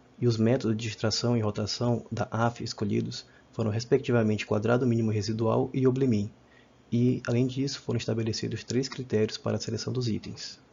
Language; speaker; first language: Portuguese; native; Portuguese